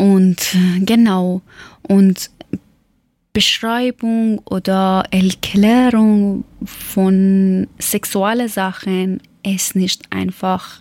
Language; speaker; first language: German; non-native, learner; Persian